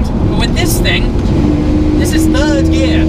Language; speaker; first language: English; native; English